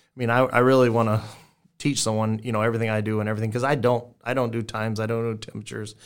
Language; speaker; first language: English; native; English